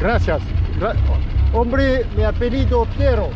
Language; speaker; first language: Spanish; non-native, learner; French